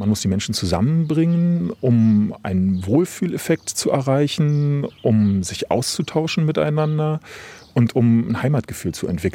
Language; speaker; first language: German; native; German